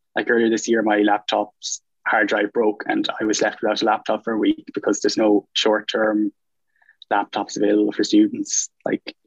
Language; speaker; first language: English; native; English